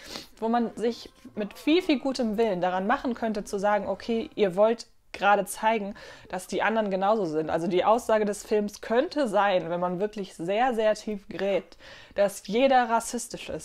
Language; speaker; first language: German; native; German